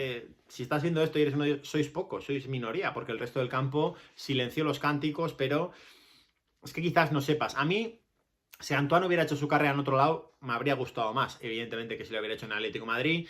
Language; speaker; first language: Spanish; native; Spanish